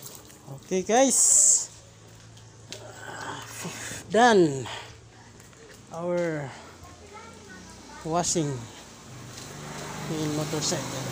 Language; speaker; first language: English; non-native, learner; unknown